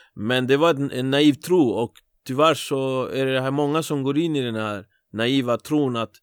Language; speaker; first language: Swedish; early bilingual, other home language; Spanish